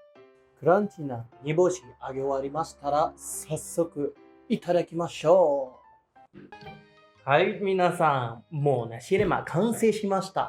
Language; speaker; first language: Japanese; non-native, fluent; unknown